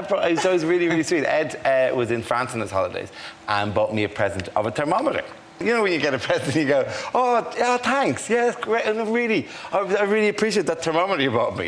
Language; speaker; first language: English; native; English